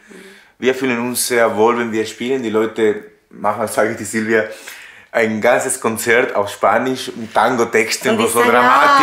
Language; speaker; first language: German; non-native, fluent; Spanish